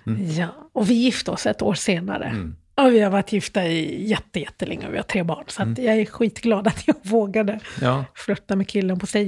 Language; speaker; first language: Swedish; early bilingual, other home language; Arabic